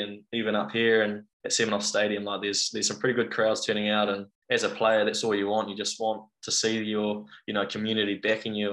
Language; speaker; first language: English; native; English